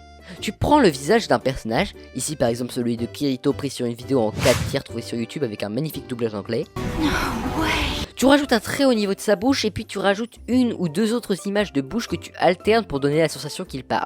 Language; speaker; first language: French; native; French